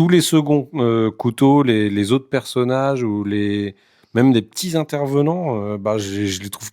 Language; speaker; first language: French; native; French